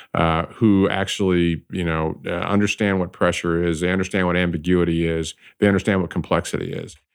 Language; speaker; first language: English; native; English